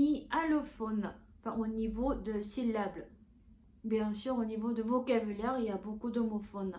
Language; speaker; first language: French; non-native, fluent; Korean